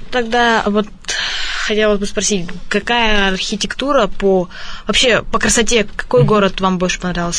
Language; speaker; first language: Russian; native; Russian